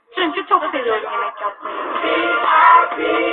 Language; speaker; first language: Turkish; non-native, fluent; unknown